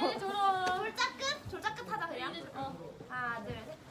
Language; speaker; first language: Korean; native; Korean